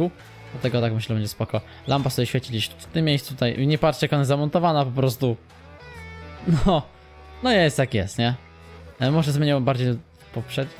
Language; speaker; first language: Polish; native; Polish